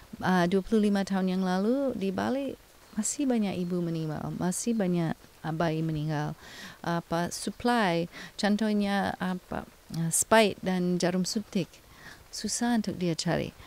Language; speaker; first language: Indonesian; non-native, fluent; English